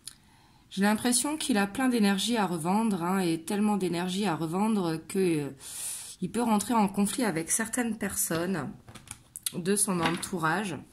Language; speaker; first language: French; native; French